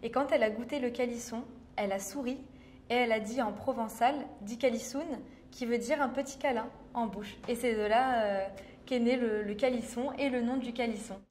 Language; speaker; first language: French; native; French